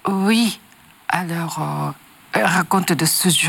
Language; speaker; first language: French; non-native, learner; Japanese